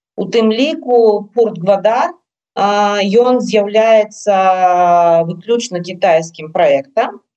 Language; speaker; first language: Belarusian; non-native, local second language; Russian